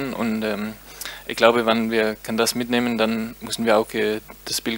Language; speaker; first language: German; non-native, learner; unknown